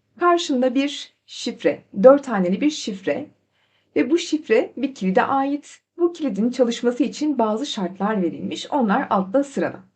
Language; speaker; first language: Turkish; native; Turkish